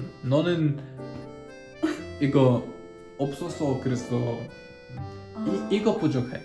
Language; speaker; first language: Korean; non-native, learner; Polish